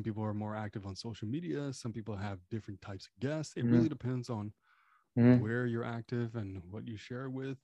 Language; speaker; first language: English; non-native, fluent; French